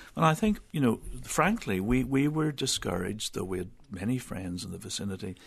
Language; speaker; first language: English; native; English